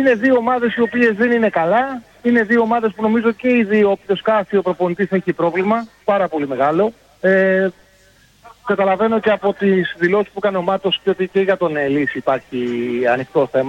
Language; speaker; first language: Greek; native; Greek